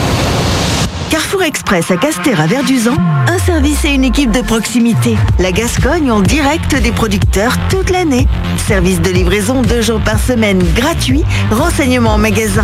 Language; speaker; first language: French; native; French